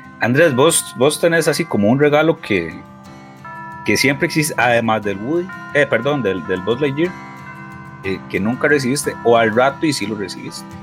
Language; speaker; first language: Spanish; native; Spanish